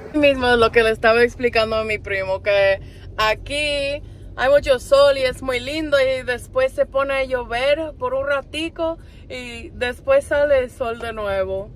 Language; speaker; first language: Spanish; non-native, fluent; English